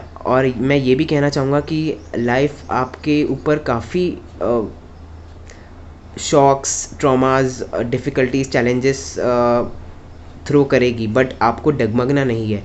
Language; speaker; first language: Hindi; native; Hindi